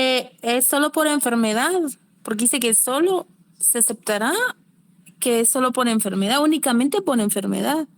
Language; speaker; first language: Spanish; native; Spanish